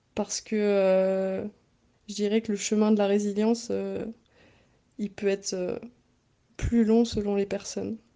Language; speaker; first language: French; native; French